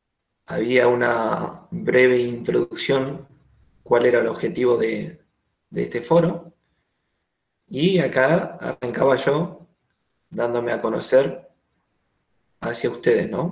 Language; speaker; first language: Spanish; native; Spanish